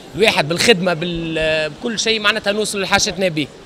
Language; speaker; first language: Arabic; native; Arabic